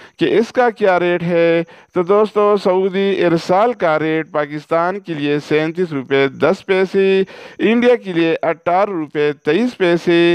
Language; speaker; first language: Urdu; non-native, local second language; Pashto